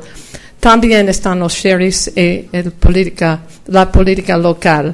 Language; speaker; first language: Spanish; non-native, fluent; English